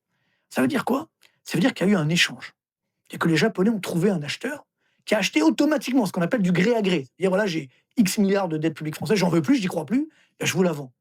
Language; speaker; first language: French; native; French